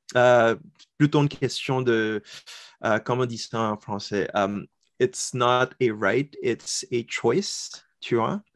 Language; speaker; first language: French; non-native, local second language; English